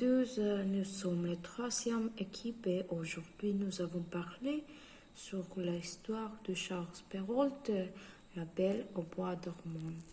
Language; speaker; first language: French; non-native, learner; Spanish